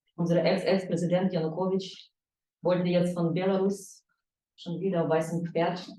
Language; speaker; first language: German; non-native, fluent; Ukrainian